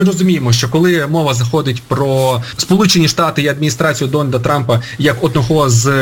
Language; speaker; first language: Ukrainian; native; Ukrainian